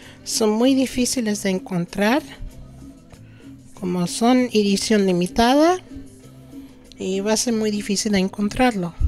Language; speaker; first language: Spanish; early bilingual, heritage; Spanish